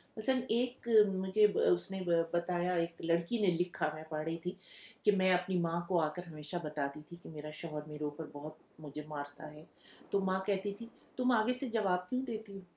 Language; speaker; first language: Urdu; native; Urdu